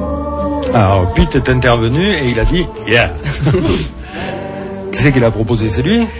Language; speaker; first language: French; native; French